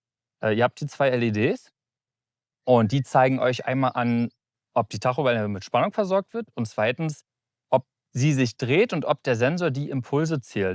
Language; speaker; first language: German; native; German